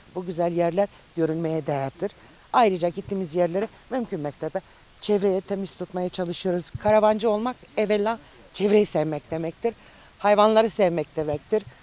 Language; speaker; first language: Turkish; early bilingual, heritage; Romanian